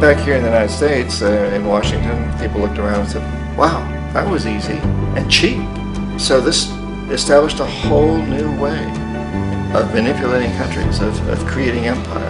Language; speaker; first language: English; native; English